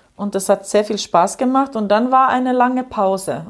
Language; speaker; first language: German; non-native, fluent; Finnish